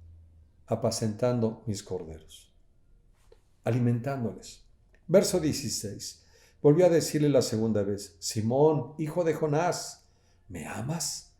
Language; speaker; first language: Spanish; native; Spanish